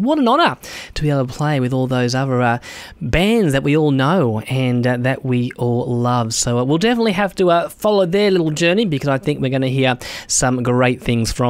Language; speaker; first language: English; native; English